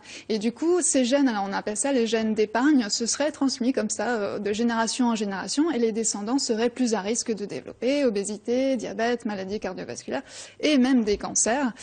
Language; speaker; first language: French; native; French